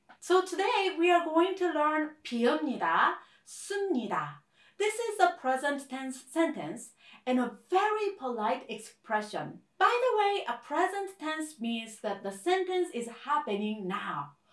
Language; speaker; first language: English; non-native, fluent; Korean